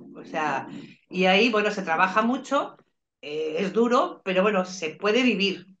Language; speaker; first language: Spanish; native; Spanish